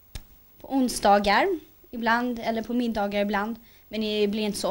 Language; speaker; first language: Swedish; early bilingual, heritage; Swedish